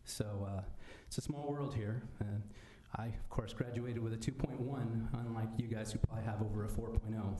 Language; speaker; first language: English; native; English